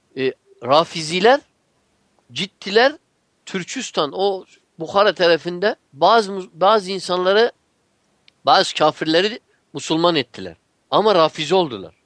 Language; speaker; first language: Turkish; non-native, fluent; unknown